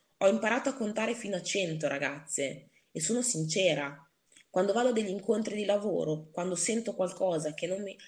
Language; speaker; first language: Italian; early bilingual, other home language; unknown